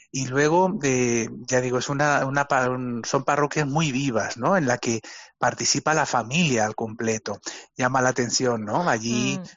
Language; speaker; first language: Spanish; native; Spanish